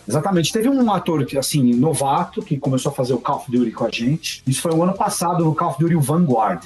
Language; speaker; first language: Portuguese; native; Portuguese